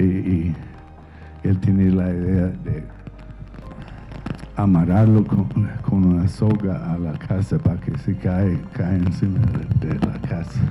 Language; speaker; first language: Spanish; non-native, fluent; English